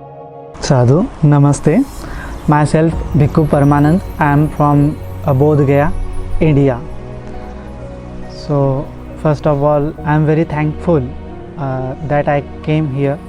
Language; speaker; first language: English; non-native, local second language; Hindi